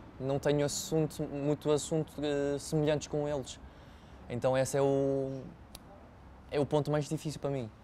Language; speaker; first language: Portuguese; non-native, local second language; Cantonese